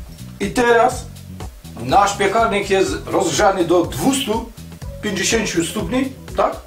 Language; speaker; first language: Polish; non-native, learner; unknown